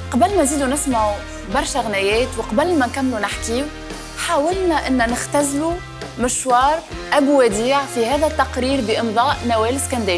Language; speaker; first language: Arabic; native; Arabic